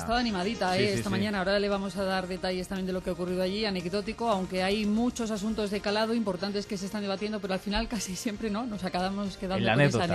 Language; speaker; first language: Spanish; native; Spanish